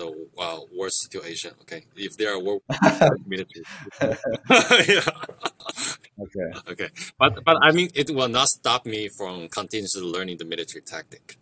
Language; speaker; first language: English; non-native, fluent; Chinese